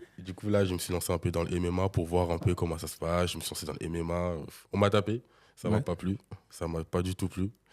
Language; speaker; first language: French; early bilingual, other home language; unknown